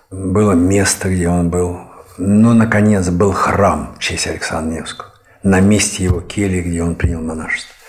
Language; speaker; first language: Russian; native; Russian